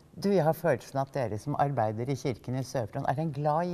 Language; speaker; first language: Norwegian; native; Norwegian